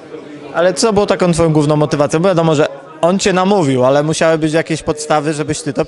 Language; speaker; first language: Polish; native; Polish